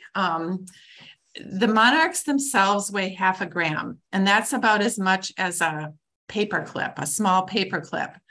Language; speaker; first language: English; native; English